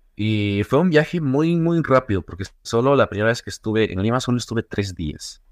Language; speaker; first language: Spanish; native; Spanish